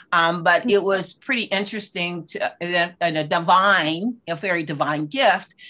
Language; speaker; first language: English; native; English